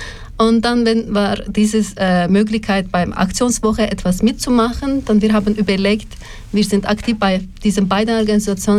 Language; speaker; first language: German; non-native, learner; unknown